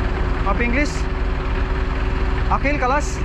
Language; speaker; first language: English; non-native, local second language; Filipino